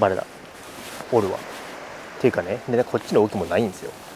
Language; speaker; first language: Japanese; native; Japanese